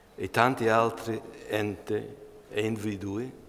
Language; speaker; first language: Italian; non-native, fluent; English